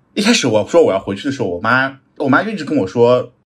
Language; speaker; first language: Chinese; native; Chinese